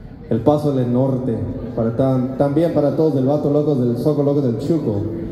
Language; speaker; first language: Spanish; early bilingual, other home language; English